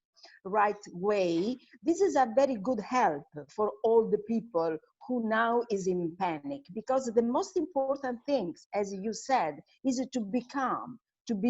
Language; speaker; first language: English; non-native, fluent; Italian